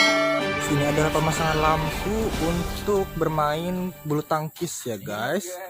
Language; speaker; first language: Indonesian; non-native, local second language; Banjar